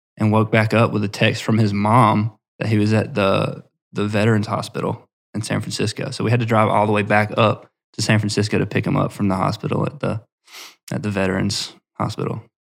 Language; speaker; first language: English; native; English